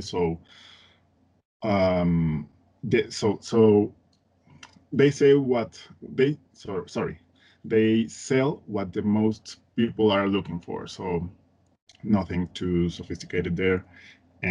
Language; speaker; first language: English; non-native, fluent; Spanish